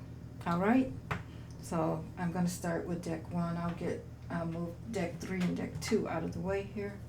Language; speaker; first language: English; native; English